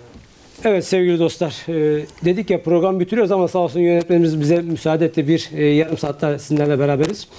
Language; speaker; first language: Turkish; native; Turkish